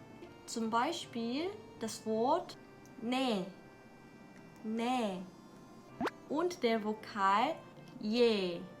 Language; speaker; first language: German; non-native, learner; Korean